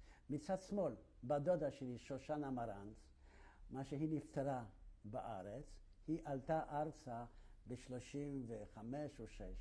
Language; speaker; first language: Hebrew; non-native, fluent; Yiddish